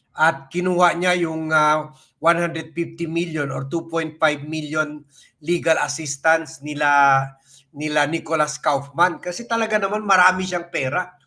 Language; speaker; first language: Filipino; native; Filipino